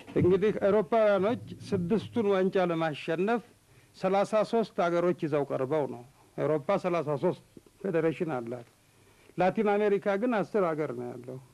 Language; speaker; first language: Amharic; native; Amharic